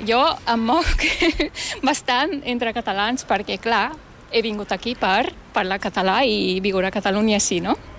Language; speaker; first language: Catalan; non-native, fluent; Turkish